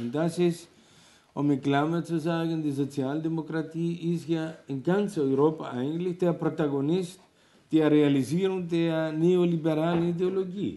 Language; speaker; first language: German; non-native, fluent; Greek